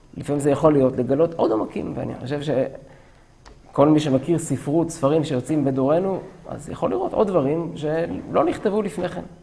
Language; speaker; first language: Hebrew; native; Hebrew